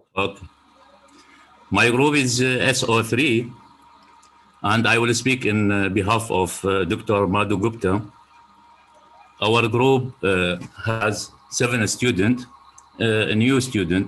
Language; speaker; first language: English; non-native, fluent; Arabic